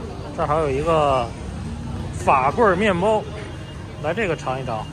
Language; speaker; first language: Chinese; native; Chinese